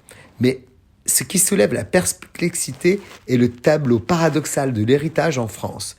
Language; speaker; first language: French; native; French